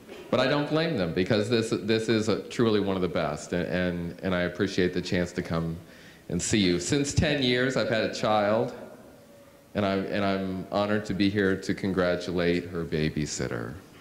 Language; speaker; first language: English; native; English